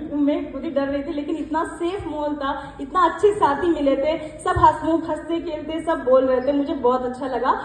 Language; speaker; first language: Hindi; non-native, local second language; Kannada